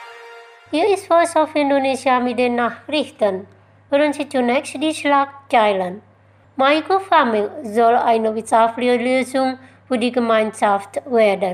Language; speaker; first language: German; non-native, fluent; Indonesian